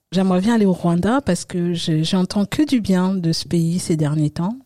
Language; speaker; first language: French; early bilingual, other home language; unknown